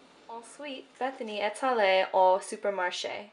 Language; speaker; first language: French; non-native, learner; English